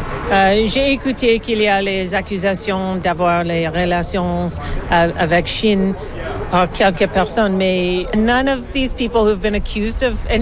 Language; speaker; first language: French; non-native, learner; English